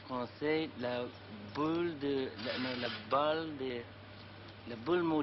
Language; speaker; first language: French; non-native, learner; English